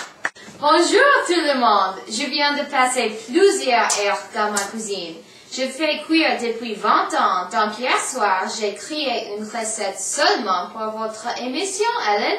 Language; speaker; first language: French; non-native, learner; English